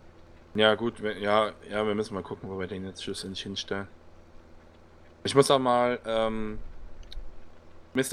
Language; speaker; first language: German; native; German